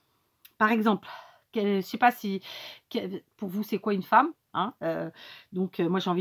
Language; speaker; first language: French; native; French